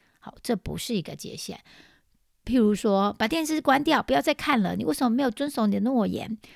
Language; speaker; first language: Chinese; native; Chinese